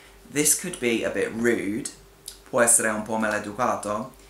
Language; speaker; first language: Italian; non-native, fluent; English